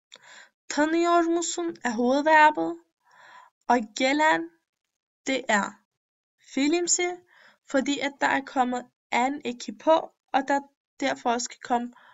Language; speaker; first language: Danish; early bilingual, other home language; Turkish